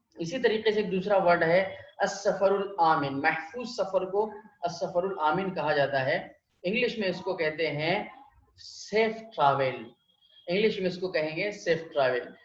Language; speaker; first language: Urdu; native; Urdu